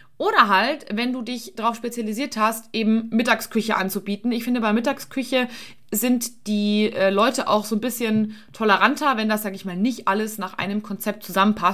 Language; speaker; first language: German; native; German